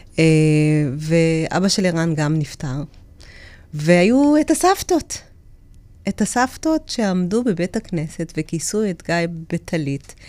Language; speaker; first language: Hebrew; early bilingual, other home language; Amharic